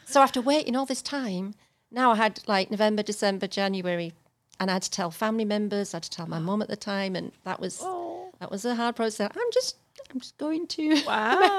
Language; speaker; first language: English; native; English